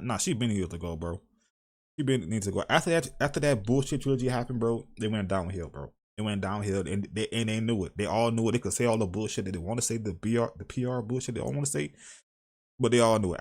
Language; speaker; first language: English; native; English